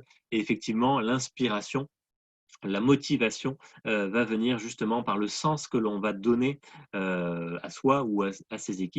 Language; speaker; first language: French; native; French